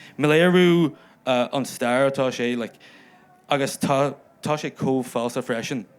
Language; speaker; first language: Irish; non-native, local second language; English